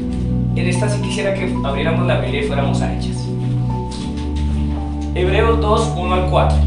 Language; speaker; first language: Spanish; native; Spanish